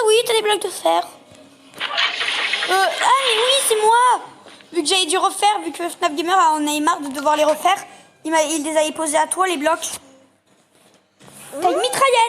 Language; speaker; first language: French; native; French